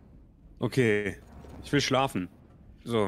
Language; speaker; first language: German; native; German